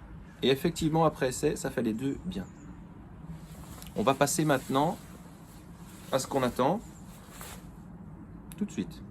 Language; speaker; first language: French; native; French